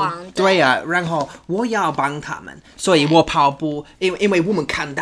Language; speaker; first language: Chinese; non-native, learner; English